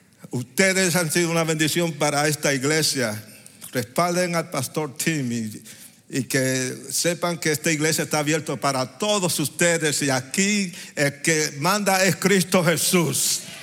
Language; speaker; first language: Spanish; native; Spanish